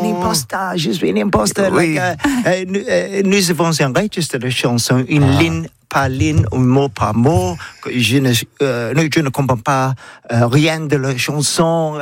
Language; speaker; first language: French; non-native, learner; English